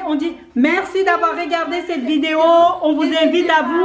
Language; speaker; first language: French; native; French